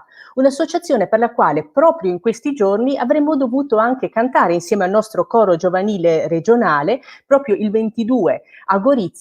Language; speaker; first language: Italian; native; Italian